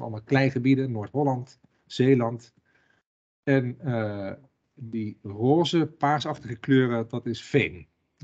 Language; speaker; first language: Dutch; native; Dutch